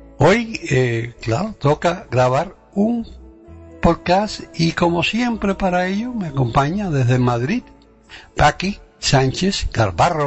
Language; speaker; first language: Spanish; native; Spanish